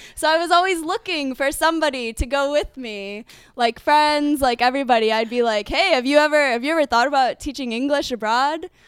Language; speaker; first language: English; native; English